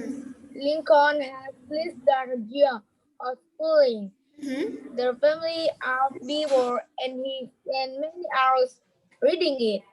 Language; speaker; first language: English; non-native, learner; Vietnamese